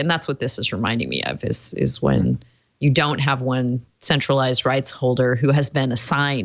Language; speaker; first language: English; native; English